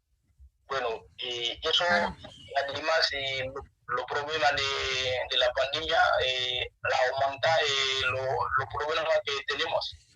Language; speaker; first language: Spanish; non-native, learner; Haitian Creole